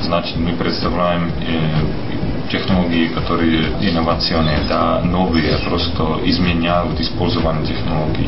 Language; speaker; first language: Russian; non-native, fluent; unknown